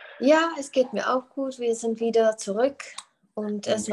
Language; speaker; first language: German; non-native, fluent; Czech